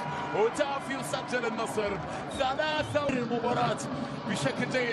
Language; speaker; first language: Arabic; native; Arabic